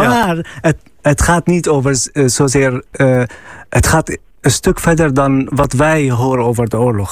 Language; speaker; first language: Dutch; non-native, fluent; Arabic